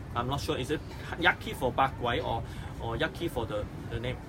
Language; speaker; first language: English; non-native, local second language; Cantonese